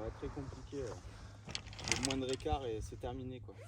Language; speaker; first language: French; native; French